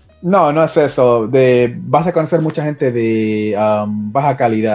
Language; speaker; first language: Spanish; early bilingual, heritage; Spanish